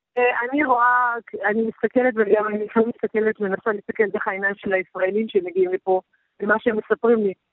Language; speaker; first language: Hebrew; native; Hebrew